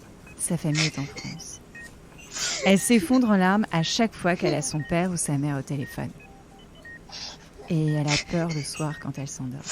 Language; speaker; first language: French; native; French